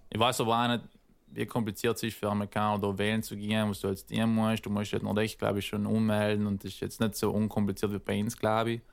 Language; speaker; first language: German; native; German